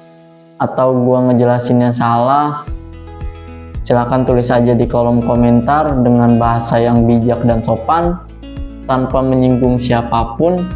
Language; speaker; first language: Indonesian; native; Indonesian